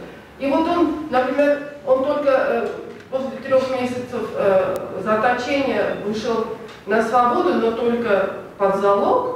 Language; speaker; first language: Russian; non-native, local second language; Armenian